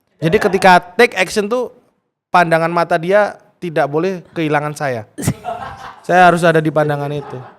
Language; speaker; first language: Indonesian; native; Indonesian